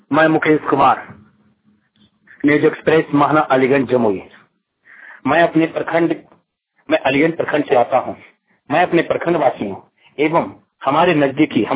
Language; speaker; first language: Hindi; native; Hindi